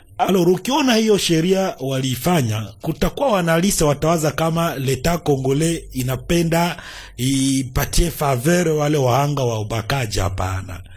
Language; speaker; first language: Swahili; native; Swahili